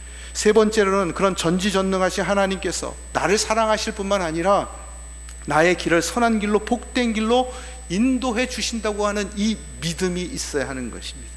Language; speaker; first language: Korean; native; Korean